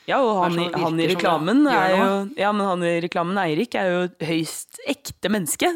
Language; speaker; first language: Norwegian; native; Norwegian